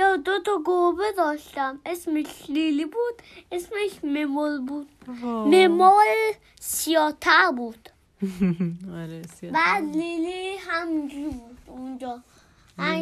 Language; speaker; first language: Persian; early bilingual, heritage; Persian